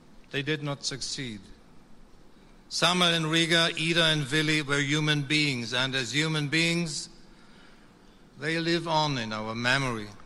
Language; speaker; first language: English; non-native, fluent; German